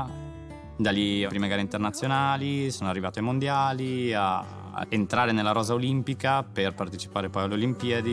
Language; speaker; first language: Italian; native; Italian